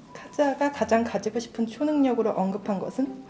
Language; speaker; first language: Korean; native; Korean